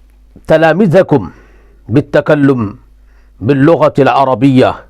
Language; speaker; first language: Arabic; non-native, fluent; Urdu